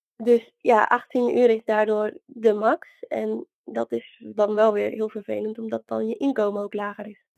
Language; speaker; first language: Dutch; native; Dutch